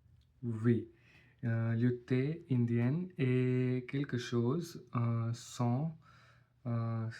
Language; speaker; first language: French; non-native, learner; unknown